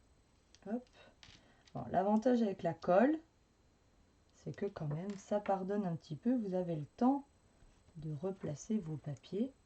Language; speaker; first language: French; native; French